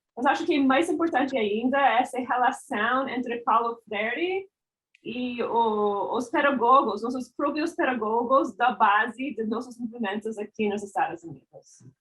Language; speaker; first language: Portuguese; non-native, fluent; English